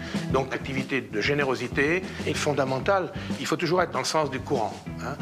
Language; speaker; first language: French; native; French